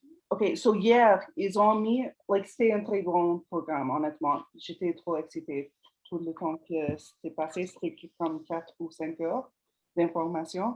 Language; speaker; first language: French; non-native, fluent; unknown